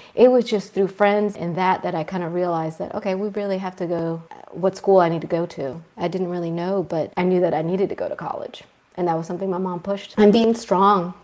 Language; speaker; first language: English; early bilingual, other home language; Spanish